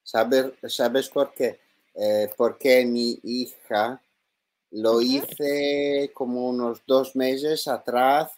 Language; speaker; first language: Spanish; non-native, learner; Italian